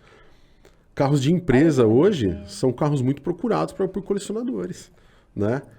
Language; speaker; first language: Portuguese; native; Portuguese